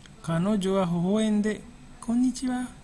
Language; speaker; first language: Japanese; non-native, fluent; Indonesian